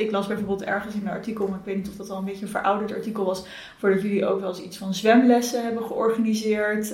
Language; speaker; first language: Dutch; native; Dutch